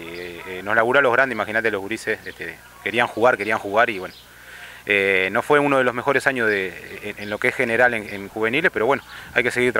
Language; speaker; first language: Spanish; native; Spanish